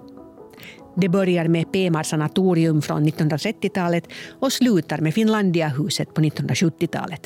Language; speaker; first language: Swedish; native; Swedish